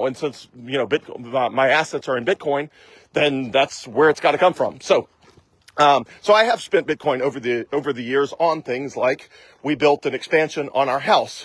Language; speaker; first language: English; native; English